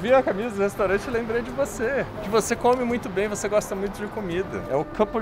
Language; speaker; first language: Portuguese; native; Portuguese